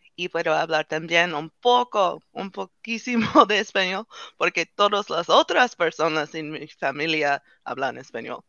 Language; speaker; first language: Spanish; non-native, learner; English